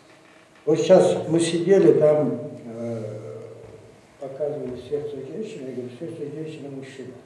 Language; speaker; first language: Russian; non-native, fluent; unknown